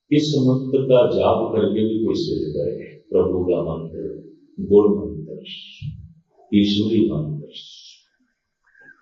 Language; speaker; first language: Urdu; non-native, local second language; Punjabi